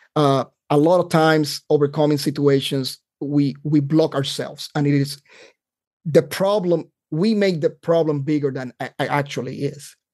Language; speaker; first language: English; non-native, fluent; Spanish